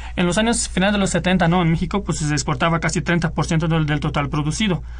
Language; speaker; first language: Spanish; non-native, fluent; Romanian